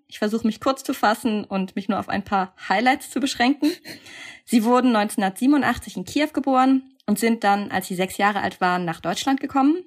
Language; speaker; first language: German; native; German